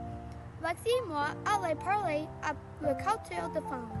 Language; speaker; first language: French; non-native, learner; English